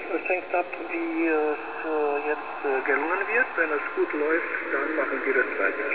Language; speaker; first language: German; non-native, fluent; Romanian